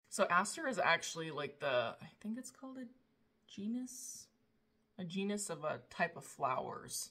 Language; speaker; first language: English; native; English